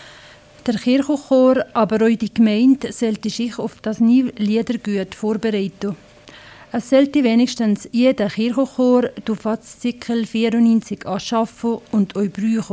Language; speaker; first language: German; native; German